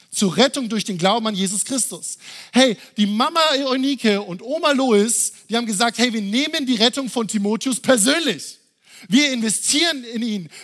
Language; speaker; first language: German; native; German